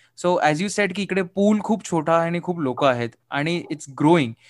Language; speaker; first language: English; non-native, local second language; Marathi